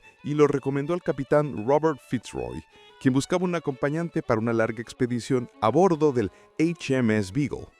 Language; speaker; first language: Spanish; native; Spanish